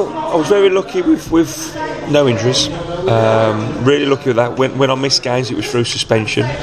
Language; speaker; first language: English; native; English